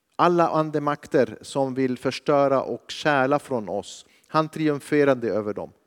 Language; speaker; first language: Swedish; non-native, fluent; Arabic